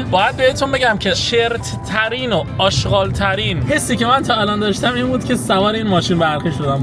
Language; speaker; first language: Persian; native; Persian